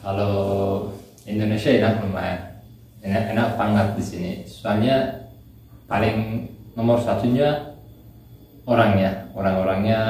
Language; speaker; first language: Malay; non-native, learner; Turkish